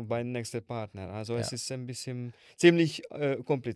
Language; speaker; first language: German; non-native, learner; Hungarian